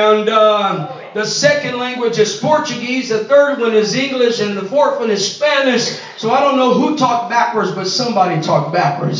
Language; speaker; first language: English; non-native, fluent; Portuguese